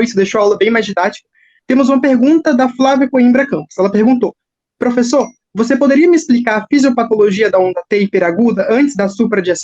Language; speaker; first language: Portuguese; native; Portuguese